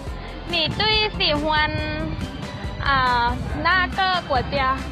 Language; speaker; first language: Chinese; non-native, learner; Thai